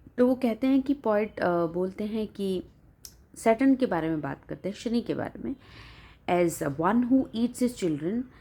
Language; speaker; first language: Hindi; non-native, local second language; Bangla